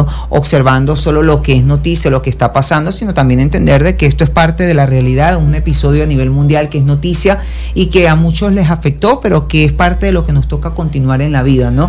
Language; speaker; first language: Spanish; native; Spanish